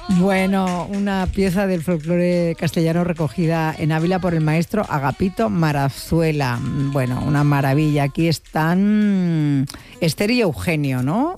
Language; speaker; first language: Spanish; native; Spanish